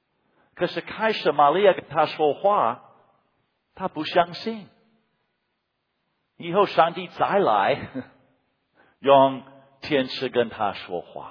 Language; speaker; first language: Chinese; non-native, fluent; English